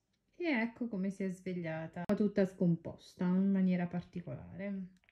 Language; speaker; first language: Italian; native; Italian